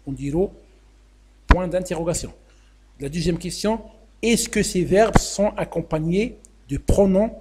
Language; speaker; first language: French; non-native, local second language; Arabic